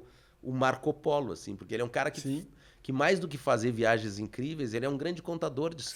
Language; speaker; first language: Portuguese; native; Portuguese